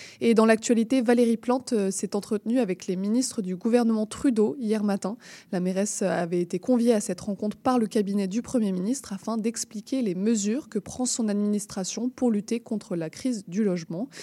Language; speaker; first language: French; native; French